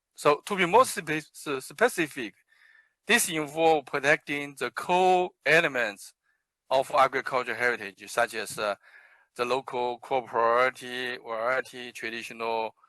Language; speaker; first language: English; non-native, fluent; Chinese